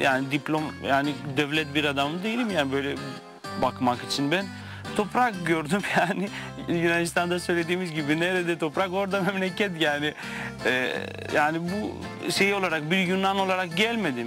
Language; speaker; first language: Turkish; non-native, fluent; Greek